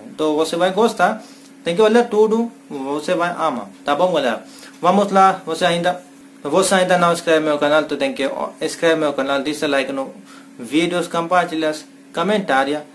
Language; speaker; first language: Portuguese; non-native, learner; Hindi